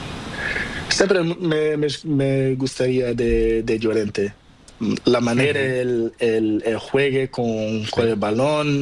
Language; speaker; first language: Spanish; non-native, learner; Portuguese